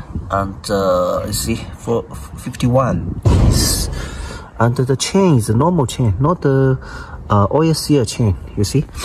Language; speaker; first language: English; non-native, learner; Chinese